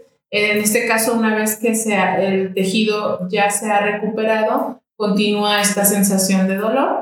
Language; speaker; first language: Spanish; native; Spanish